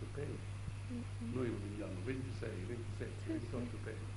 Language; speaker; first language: Italian; early bilingual, heritage; Italian